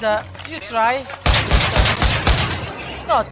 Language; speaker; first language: English; non-native, learner; Italian